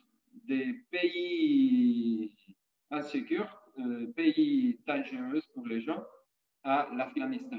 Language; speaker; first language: French; non-native, fluent; Italian